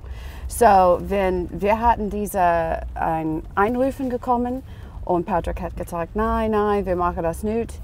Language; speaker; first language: German; non-native, learner; English